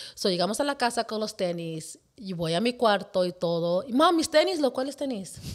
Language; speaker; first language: Spanish; early bilingual, heritage; Spanish